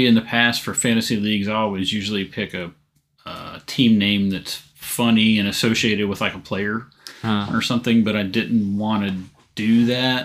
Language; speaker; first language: English; native; English